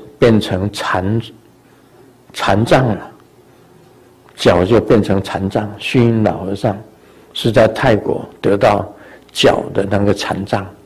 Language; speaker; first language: Chinese; native; Chinese